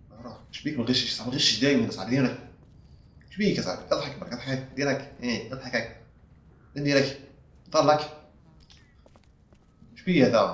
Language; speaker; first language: Arabic; native; Arabic